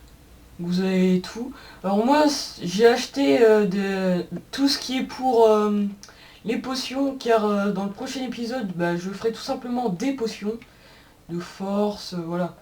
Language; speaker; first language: French; native; French